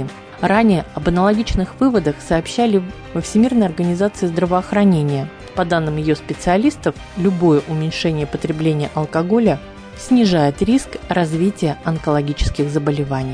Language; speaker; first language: Russian; native; Russian